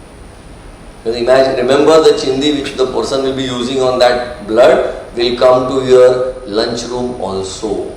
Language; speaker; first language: English; non-native, local second language; Marathi